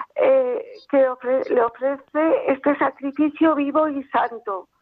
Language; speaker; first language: Spanish; native; Spanish